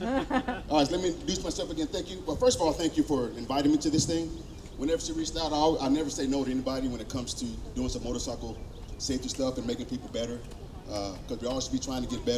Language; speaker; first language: English; native; English